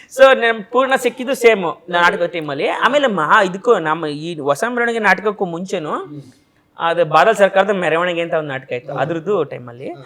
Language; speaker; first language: Kannada; native; Kannada